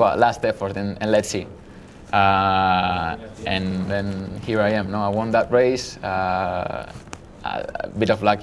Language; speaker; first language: English; non-native, fluent; Spanish